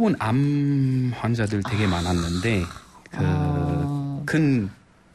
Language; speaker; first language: Korean; non-native, fluent; Arabic